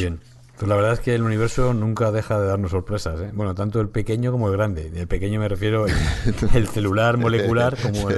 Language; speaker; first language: Spanish; native; Spanish